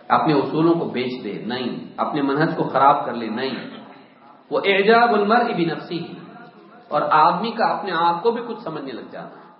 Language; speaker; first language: Urdu; native; Urdu